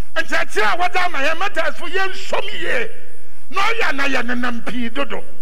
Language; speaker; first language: English; non-native, local second language; Akan